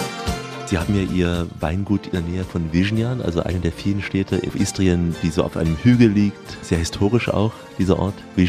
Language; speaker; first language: German; native; German